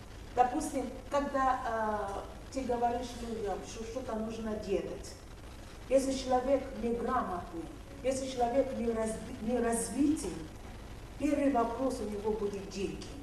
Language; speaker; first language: Russian; non-native, fluent; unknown